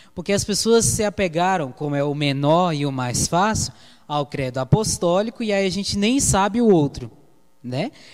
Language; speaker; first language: Portuguese; native; Portuguese